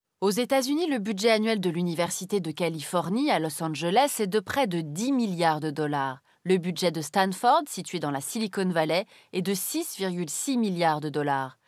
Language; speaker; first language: French; native; French